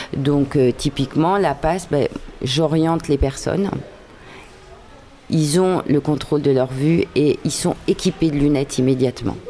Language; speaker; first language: French; native; French